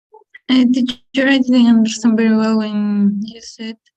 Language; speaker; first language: English; non-native, learner; Spanish